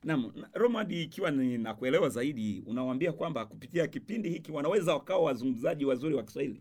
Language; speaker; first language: Swahili; non-native, local second language; Rundi